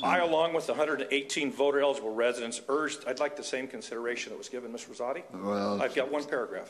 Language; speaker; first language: English; native; English